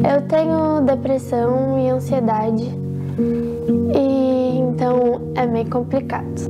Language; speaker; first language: Portuguese; native; Portuguese